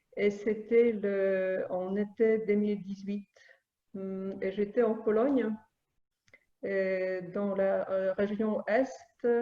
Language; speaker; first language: French; non-native, fluent; Polish